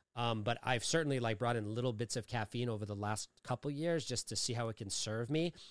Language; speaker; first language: English; native; English